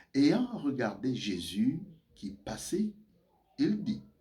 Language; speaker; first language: French; non-native, local second language; Swahili